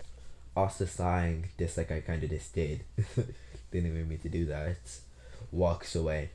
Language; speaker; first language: English; native; English